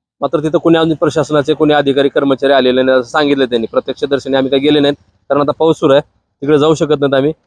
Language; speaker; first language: Marathi; native; Marathi